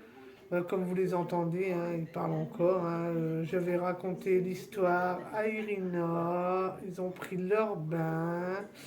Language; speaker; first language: French; native; French